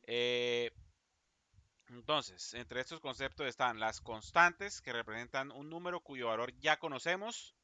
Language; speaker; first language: Spanish; native; Spanish